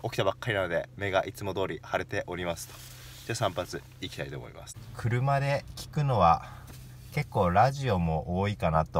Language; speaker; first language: Japanese; native; Japanese